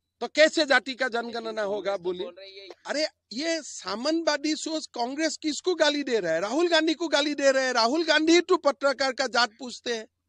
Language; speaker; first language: Hindi; non-native, local second language; Assamese